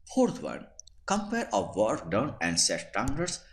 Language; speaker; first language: English; non-native, local second language; Gujarati